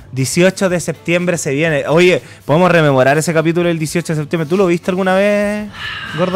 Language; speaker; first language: Spanish; native; Spanish